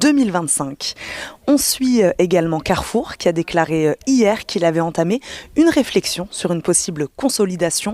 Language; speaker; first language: French; native; French